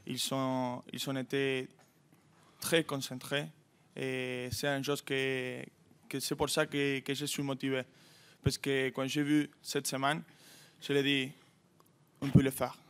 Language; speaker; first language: French; non-native, fluent; Spanish